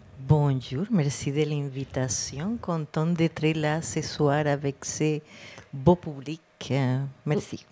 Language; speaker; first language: French; non-native, fluent; Spanish